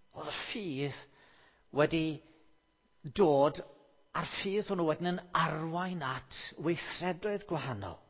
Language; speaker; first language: Welsh; native; Welsh